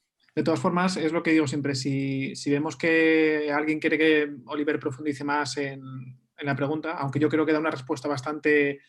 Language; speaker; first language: Spanish; native; Spanish